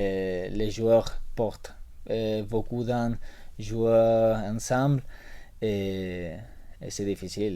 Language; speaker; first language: French; non-native, learner; Spanish